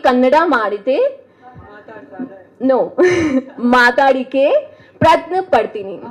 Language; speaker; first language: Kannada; non-native, learner; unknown